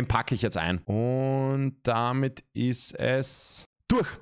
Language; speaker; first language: German; native; German